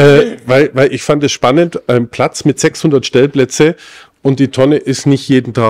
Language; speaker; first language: German; native; German